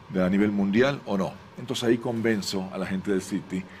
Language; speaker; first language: Spanish; native; Spanish